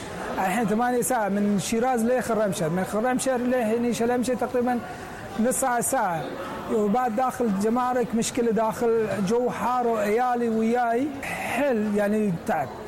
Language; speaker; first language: Arabic; non-native, learner; Persian